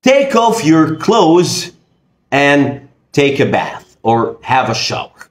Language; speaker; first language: English; non-native, fluent; Arabic